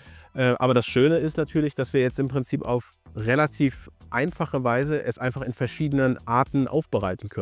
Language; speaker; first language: German; native; German